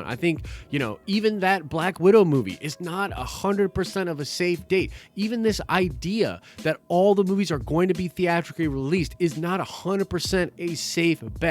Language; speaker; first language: English; native; English